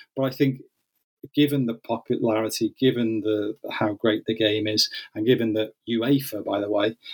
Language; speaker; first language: English; native; English